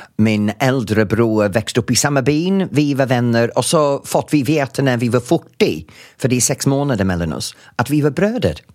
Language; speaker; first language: Swedish; non-native, fluent; English